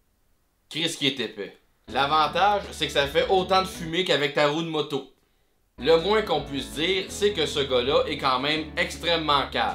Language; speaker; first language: French; native; French